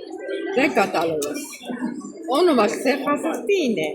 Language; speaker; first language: Greek; non-native, learner; Armenian